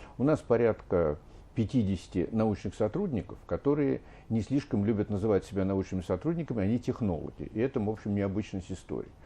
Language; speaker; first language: Russian; native; Russian